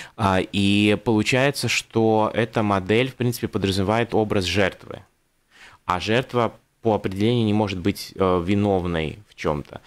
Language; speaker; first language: Russian; native; Russian